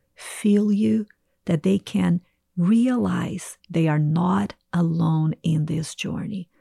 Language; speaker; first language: English; non-native, fluent; Portuguese